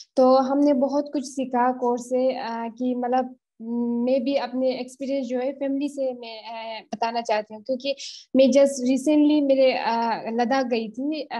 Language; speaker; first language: Hindi; native; Hindi